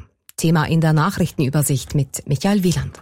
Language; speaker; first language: German; native; German